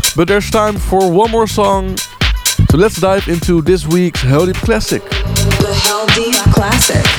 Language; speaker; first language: English; non-native, fluent; Dutch